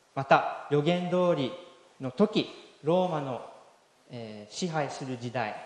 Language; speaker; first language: Japanese; native; Japanese